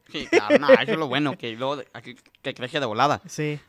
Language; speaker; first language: Spanish; native; Spanish